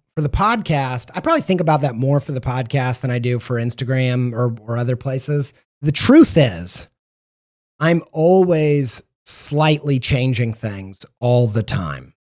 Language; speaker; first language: English; native; English